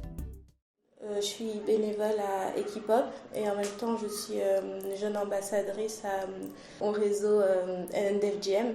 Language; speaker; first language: French; early bilingual, other home language; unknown